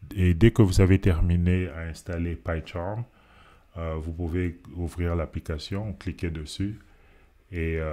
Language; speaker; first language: French; non-native, local second language; Lingala